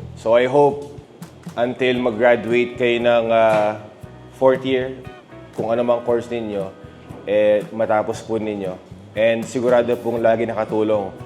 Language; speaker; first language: Filipino; non-native, local second language; Pampanga